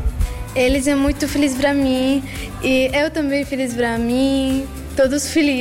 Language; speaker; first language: Portuguese; non-native, learner; Arabic